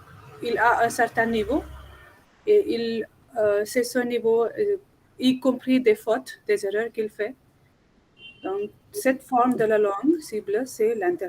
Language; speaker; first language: French; non-native, fluent; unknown